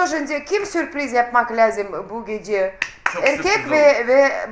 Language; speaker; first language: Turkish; non-native, learner; Russian